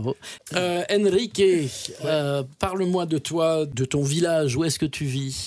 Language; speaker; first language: French; native; French